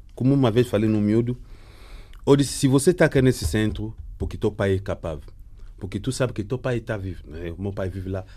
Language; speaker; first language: Portuguese; non-native, learner; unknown